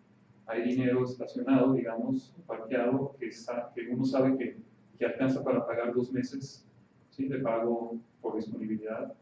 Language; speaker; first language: Spanish; native; Spanish